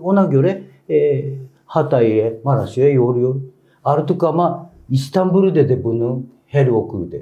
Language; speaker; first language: Turkish; non-native, learner; Japanese